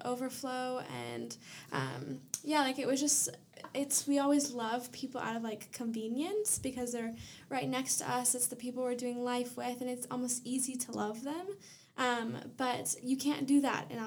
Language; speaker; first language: English; native; English